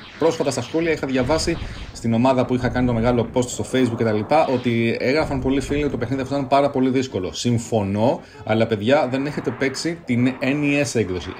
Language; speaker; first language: Greek; early bilingual, other home language; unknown